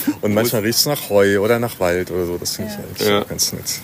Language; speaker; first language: German; native; German